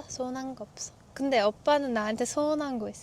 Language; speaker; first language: Korean; non-native, fluent; Turkish